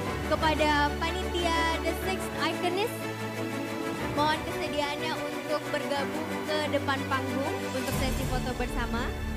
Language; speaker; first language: Indonesian; native; Indonesian